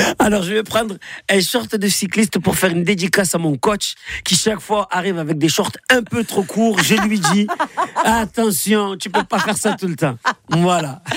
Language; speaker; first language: French; native; French